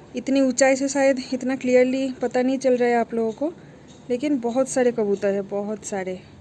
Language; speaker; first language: Hindi; non-native, local second language; Bangla